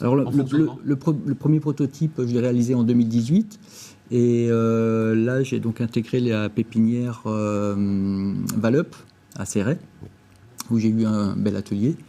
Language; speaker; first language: French; native; French